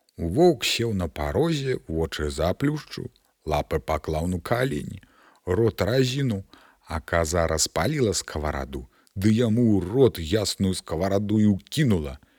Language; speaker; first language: Belarusian; native; Belarusian